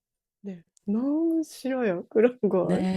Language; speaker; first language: Korean; non-native, fluent; Japanese